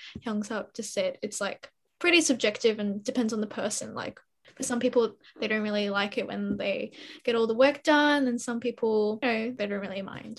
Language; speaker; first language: English; early bilingual, other home language; Korean